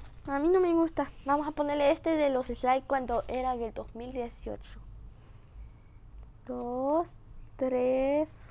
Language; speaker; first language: Spanish; native; Spanish